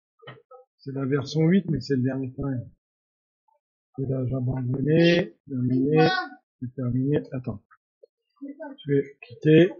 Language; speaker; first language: French; native; French